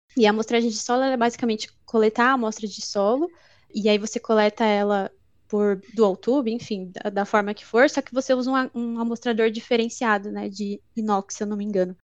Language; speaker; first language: Portuguese; native; Portuguese